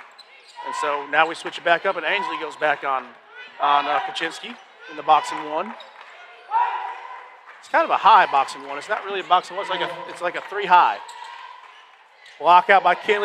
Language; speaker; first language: English; native; English